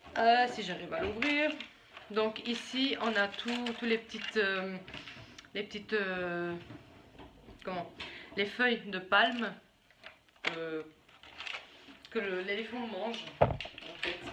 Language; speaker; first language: French; native; French